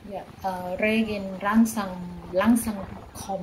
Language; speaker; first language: German; non-native, learner; Thai